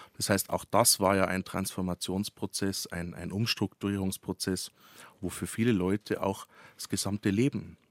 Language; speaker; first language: German; early bilingual, other home language; Slovak